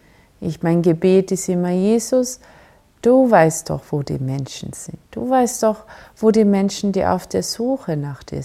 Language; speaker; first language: German; non-native, fluent; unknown